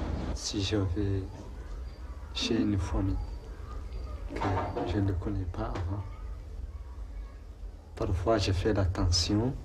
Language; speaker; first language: French; non-native, local second language; Arabic